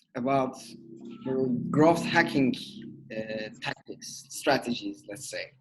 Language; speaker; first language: English; non-native, fluent; Turkish